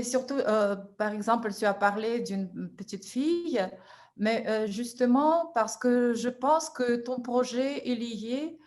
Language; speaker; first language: French; non-native, fluent; Russian